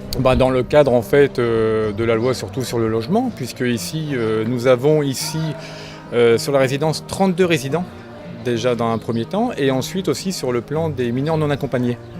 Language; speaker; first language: French; native; French